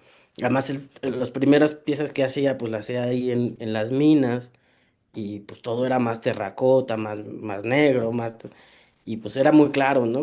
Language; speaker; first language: Spanish; native; Spanish